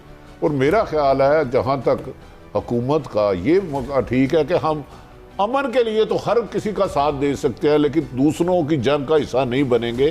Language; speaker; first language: Urdu; native; Urdu